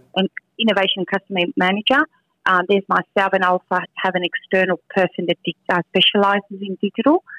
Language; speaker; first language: English; early bilingual, other home language; Spanish